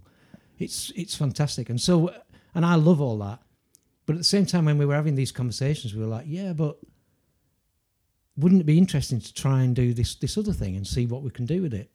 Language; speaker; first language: English; native; English